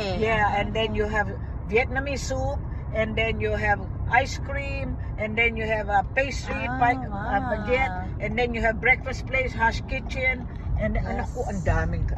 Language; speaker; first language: English; non-native, fluent; Filipino